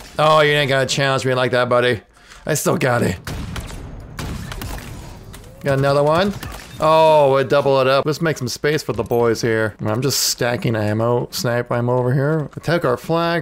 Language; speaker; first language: English; native; English